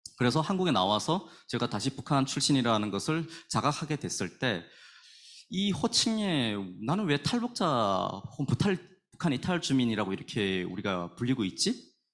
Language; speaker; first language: Korean; native; Korean